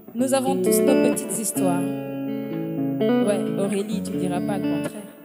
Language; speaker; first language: French; non-native, local second language; Wolof